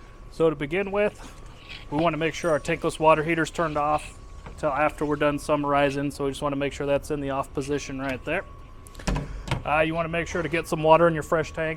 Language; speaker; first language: English; native; English